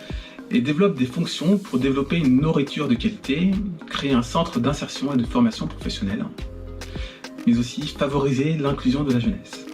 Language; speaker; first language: French; native; French